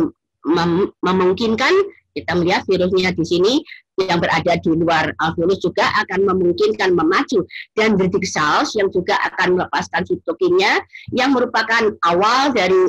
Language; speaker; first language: Indonesian; native; Indonesian